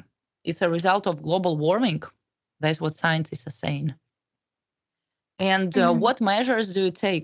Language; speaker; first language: English; non-native, fluent; Russian